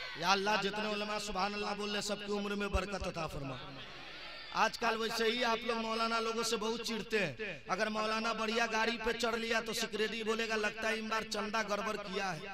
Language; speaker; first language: Hindi; native; Hindi